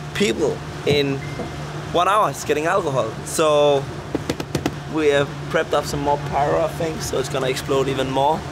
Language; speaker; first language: English; non-native, fluent; Danish